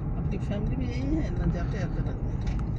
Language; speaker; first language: Hindi; native; Hindi